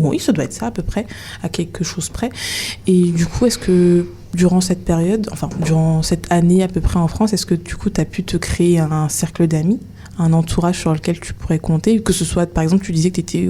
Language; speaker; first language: French; native; French